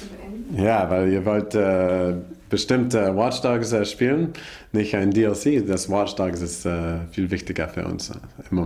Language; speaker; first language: German; non-native, learner; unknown